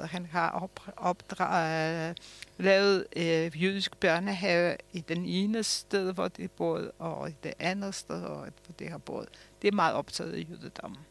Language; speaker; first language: Danish; non-native, fluent; Polish